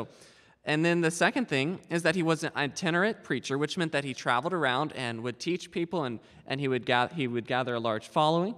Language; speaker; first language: English; native; English